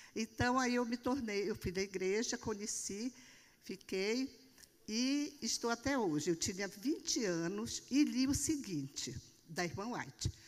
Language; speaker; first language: Portuguese; native; Portuguese